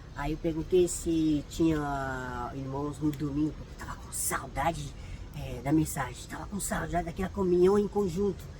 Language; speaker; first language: Portuguese; non-native, fluent; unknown